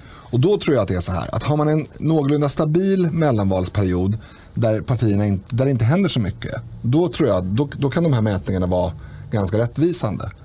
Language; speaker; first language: Swedish; native; Swedish